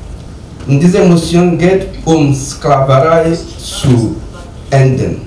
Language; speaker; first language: German; non-native, learner; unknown